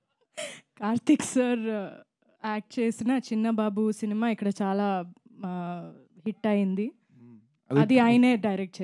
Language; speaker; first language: Telugu; non-native, local second language; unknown